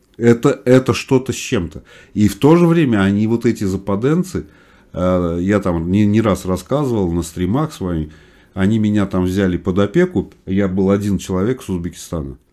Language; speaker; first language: Russian; non-native, local second language; Uzbek